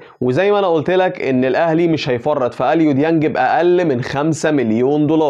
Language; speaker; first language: Arabic; native; Arabic